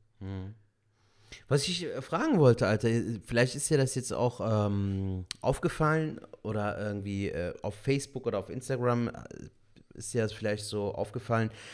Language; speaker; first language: German; early bilingual, other home language; Turkish